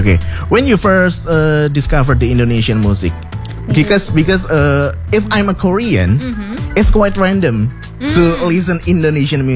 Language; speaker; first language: English; non-native, fluent; Indonesian